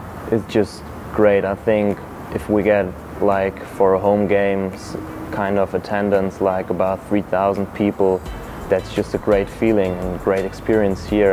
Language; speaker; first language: English; non-native, fluent; German